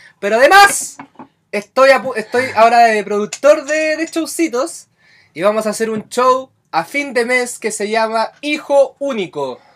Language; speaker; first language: Spanish; native; Spanish